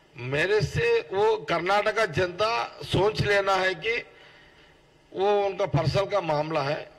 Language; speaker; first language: Hindi; non-native, local second language; Telugu